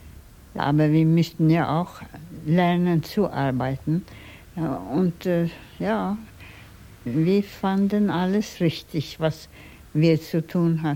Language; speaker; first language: German; non-native, fluent; Swedish